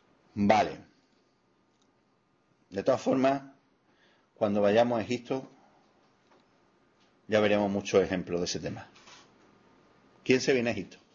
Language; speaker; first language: Spanish; native; Spanish